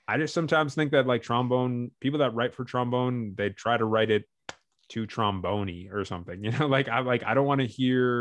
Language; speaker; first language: English; native; English